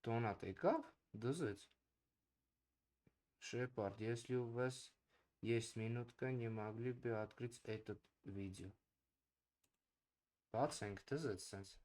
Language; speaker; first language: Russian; non-native, learner; Armenian